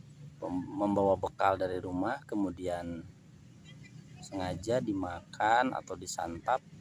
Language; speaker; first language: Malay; non-native, local second language; Sundanese